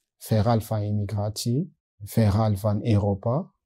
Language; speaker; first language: Dutch; non-native, learner; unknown